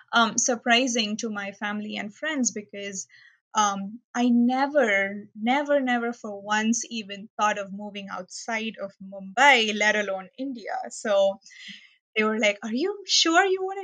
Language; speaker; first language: English; non-native, local second language; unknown